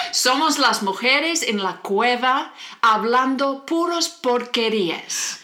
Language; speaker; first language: Spanish; non-native, learner; English